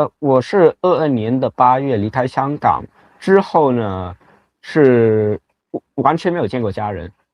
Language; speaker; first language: Chinese; non-native, local second language; Cantonese